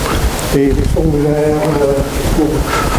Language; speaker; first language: French; non-native, fluent; English